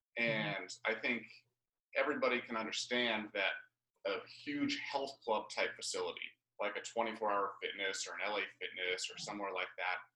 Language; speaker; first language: English; native; English